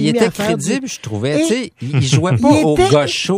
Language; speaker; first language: French; native; French